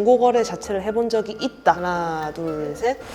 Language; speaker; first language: Korean; native; Korean